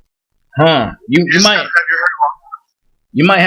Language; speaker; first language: English; native; English